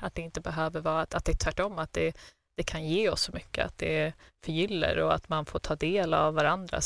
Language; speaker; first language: Swedish; early bilingual, other home language; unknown